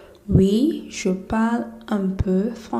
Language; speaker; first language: French; non-native, fluent; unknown